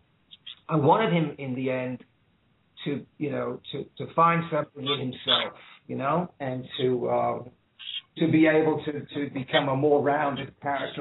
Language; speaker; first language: English; native; English